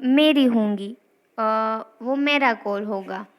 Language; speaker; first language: Hindi; non-native, local second language; Gujarati